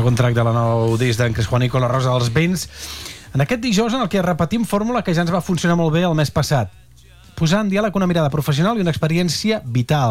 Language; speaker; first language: Catalan; native; Catalan